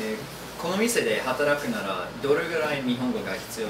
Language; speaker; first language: Japanese; non-native, learner; English